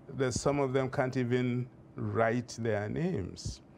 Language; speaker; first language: English; non-native, local second language; Hausa